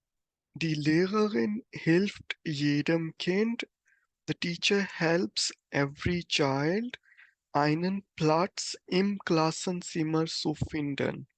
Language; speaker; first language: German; non-native, fluent; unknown